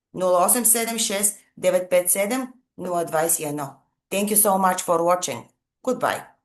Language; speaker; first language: English; non-native, fluent; Bulgarian